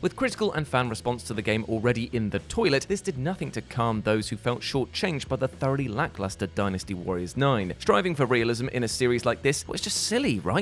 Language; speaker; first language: English; native; English